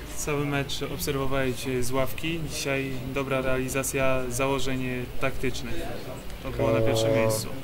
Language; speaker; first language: Polish; native; Polish